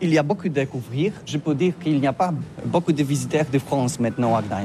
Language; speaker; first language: French; non-native, learner; Polish